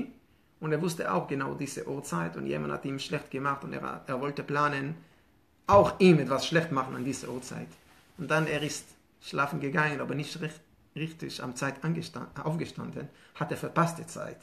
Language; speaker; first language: German; non-native, fluent; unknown